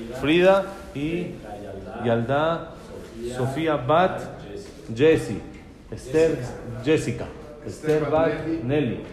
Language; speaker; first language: Spanish; native; Spanish